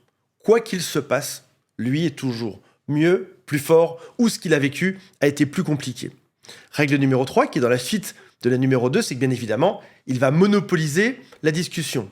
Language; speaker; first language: French; native; French